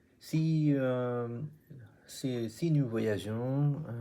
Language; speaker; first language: French; non-native, learner; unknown